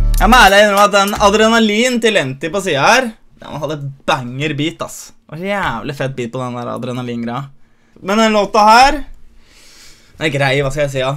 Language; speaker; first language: Norwegian; early bilingual, other home language; Albanian